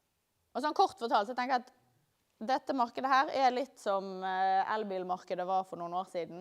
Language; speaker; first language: Norwegian; native; Norwegian